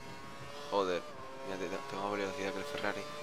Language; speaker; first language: Spanish; native; Spanish